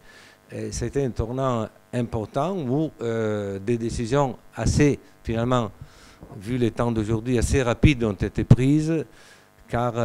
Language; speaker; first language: French; non-native, fluent; Italian